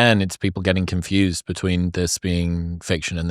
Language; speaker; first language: English; native; English